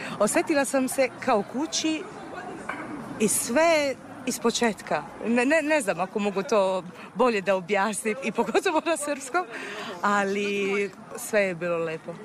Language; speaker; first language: Serbian; non-native, fluent; Italian